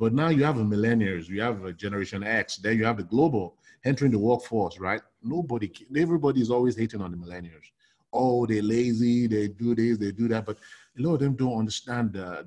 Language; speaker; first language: English; non-native, local second language; Yoruba